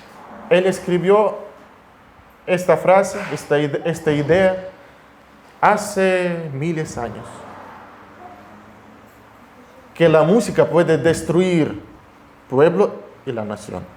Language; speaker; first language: Spanish; non-native, fluent; Russian